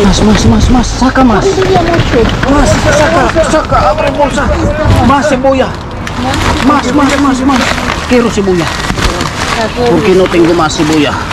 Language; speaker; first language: Spanish; non-native, learner; Filipino